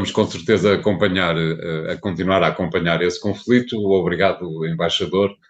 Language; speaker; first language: Portuguese; native; Portuguese